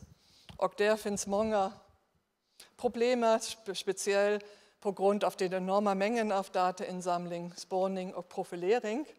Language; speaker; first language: Swedish; non-native, fluent; German